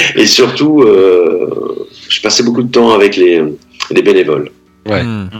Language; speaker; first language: French; native; French